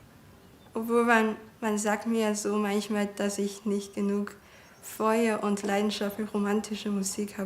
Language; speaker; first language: German; early bilingual, other home language; Chinese